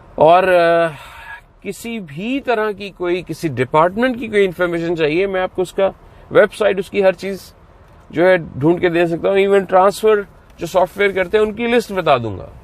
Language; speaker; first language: Urdu; native; Urdu